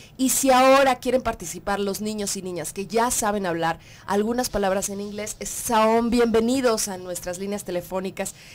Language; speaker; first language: Spanish; native; Spanish